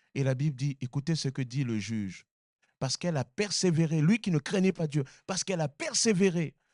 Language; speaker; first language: French; native; French